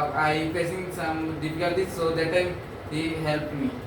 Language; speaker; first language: English; non-native, learner; Bangla